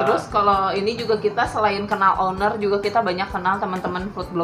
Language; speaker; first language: Indonesian; native; Indonesian